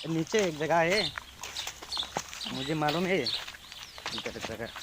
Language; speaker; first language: Hindi; non-native, local second language; Assamese